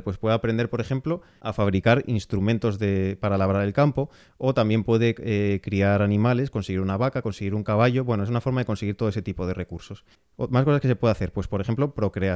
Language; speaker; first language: Spanish; native; Spanish